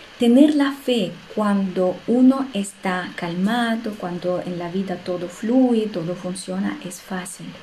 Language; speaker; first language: Spanish; non-native, fluent; Russian